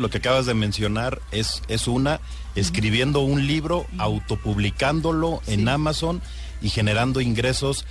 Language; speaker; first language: Spanish; native; Spanish